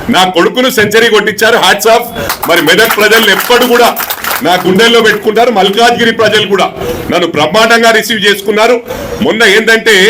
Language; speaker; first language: Telugu; non-native, local second language; Tamil